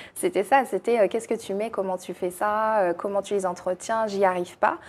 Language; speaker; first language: French; native; French